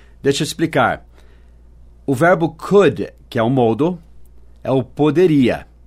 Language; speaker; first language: Portuguese; non-native, fluent; English